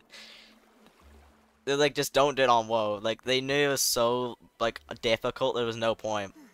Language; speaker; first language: English; native; English